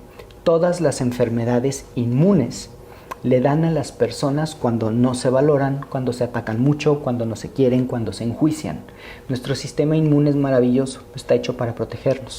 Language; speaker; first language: Spanish; native; Spanish